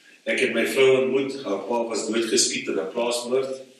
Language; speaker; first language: Afrikaans; non-native, fluent; English